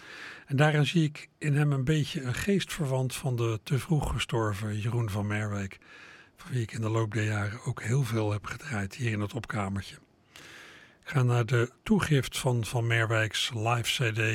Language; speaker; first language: Dutch; native; Dutch